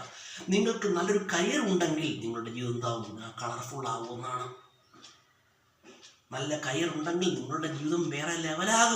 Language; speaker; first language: Malayalam; native; Malayalam